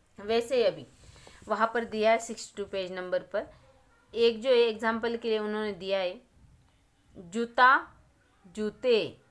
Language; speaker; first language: Hindi; non-native, local second language; Marathi